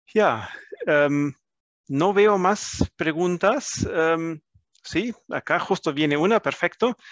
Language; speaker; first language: Spanish; non-native, fluent; German